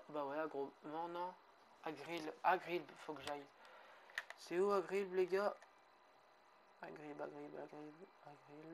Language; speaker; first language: French; native; French